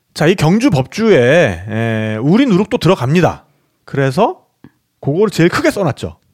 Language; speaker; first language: Korean; native; Korean